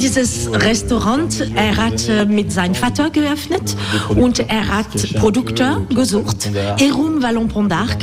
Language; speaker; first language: German; non-native, learner; French